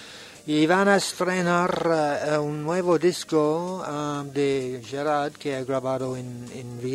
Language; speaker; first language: Spanish; non-native, learner; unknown